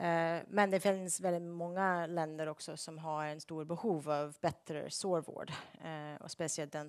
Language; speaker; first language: Swedish; non-native, fluent; English